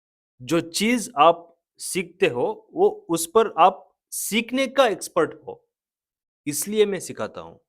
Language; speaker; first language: Hindi; non-native, local second language; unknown